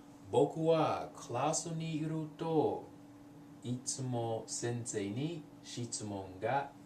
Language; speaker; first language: Japanese; non-native, learner; English